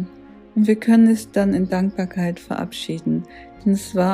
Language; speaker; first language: German; native; German